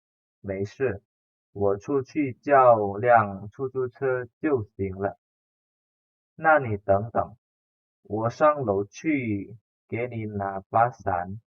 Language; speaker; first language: Chinese; non-native, fluent; Indonesian